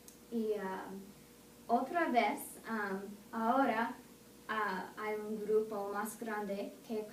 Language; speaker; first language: Spanish; non-native, learner; English